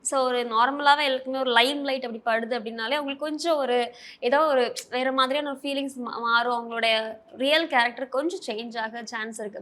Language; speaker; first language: Tamil; native; Tamil